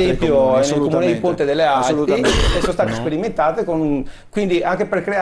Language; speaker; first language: Italian; native; Italian